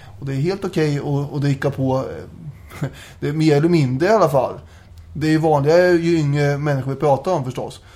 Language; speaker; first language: Swedish; native; Swedish